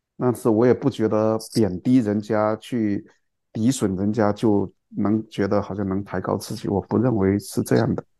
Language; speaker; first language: Chinese; non-native, local second language; Cantonese